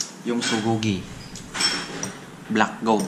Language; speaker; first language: Korean; non-native, learner; Filipino